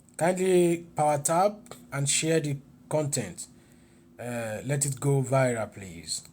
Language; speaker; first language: English; non-native, local second language; Yoruba